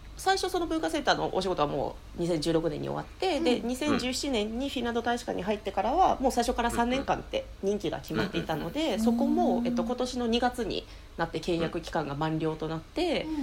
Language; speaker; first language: Japanese; early bilingual, heritage; Finnish